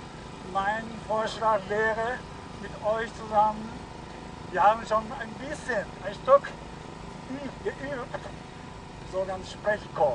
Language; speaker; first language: German; non-native, fluent; Japanese